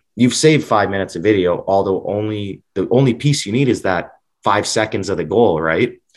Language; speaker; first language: English; native; English